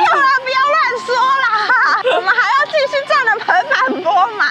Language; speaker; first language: Chinese; native; Chinese